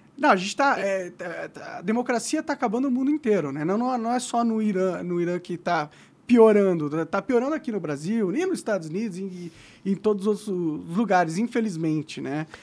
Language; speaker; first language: Portuguese; native; Portuguese